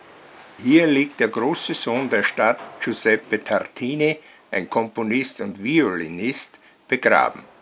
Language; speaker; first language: German; native; German